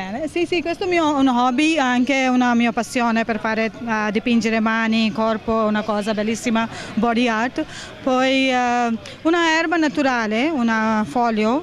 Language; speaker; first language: Italian; non-native, learner; Hindi